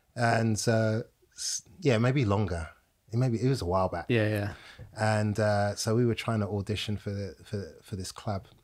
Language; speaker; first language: English; native; English